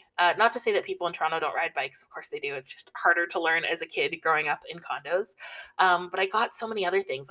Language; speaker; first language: English; native; English